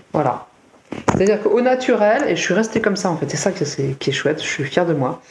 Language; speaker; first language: French; native; French